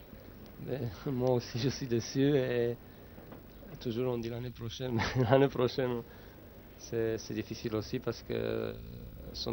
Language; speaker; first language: French; non-native, learner; Romanian